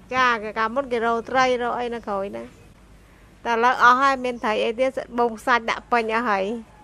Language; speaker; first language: Khmer; native; Khmer